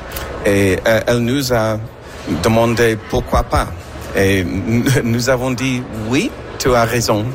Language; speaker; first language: French; non-native, learner; English